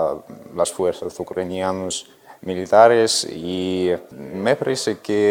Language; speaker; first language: Spanish; non-native, fluent; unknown